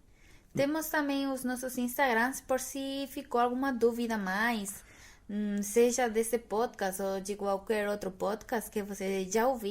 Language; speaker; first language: Portuguese; non-native, fluent; Spanish